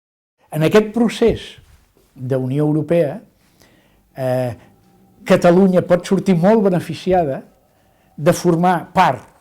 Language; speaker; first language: Catalan; native; Catalan